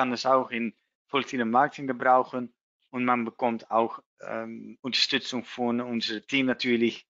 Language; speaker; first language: German; non-native, learner; Dutch